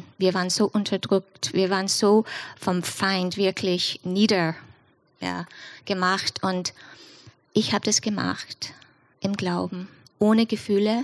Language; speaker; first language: German; non-native, fluent; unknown